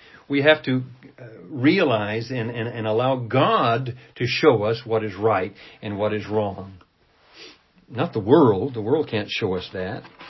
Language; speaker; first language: English; native; English